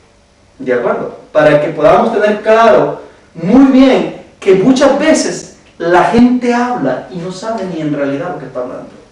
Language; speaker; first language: Spanish; native; Spanish